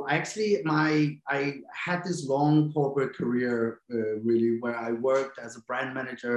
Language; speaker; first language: English; non-native, fluent; Danish